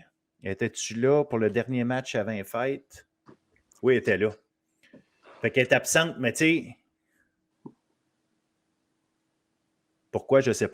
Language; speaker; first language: French; native; French